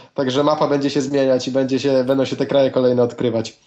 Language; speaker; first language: Polish; native; Polish